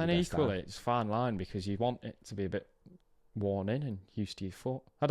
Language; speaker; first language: English; native; English